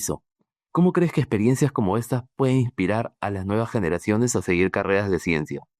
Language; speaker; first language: Spanish; native; Spanish